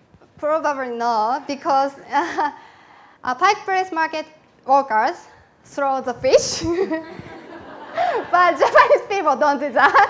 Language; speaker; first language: English; non-native, learner; Japanese